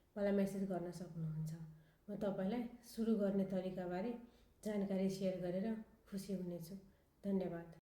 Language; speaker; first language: Nepali; non-native, local second language; Maithili